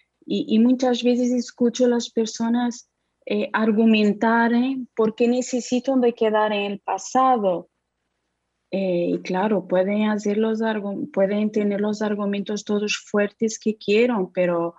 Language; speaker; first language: Spanish; non-native, fluent; Portuguese